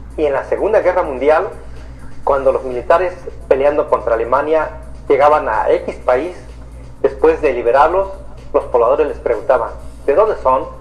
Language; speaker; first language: Spanish; native; Spanish